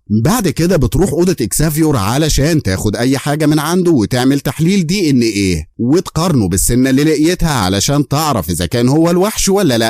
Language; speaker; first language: Arabic; native; Arabic